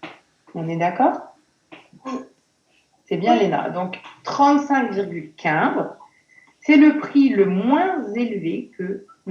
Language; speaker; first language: French; native; French